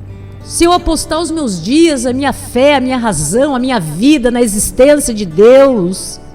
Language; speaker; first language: Portuguese; native; Portuguese